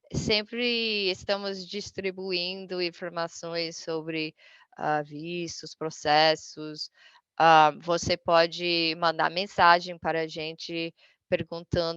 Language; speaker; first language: Portuguese; non-native, fluent; English